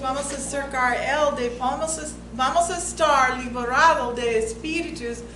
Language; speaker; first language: Spanish; non-native, fluent; English